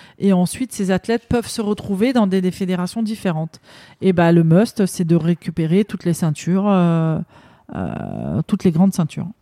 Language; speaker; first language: French; native; French